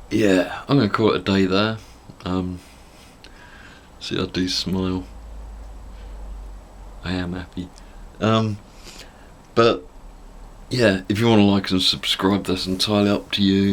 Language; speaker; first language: English; native; English